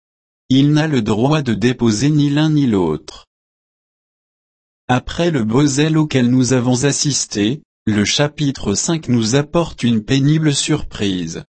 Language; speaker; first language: French; native; French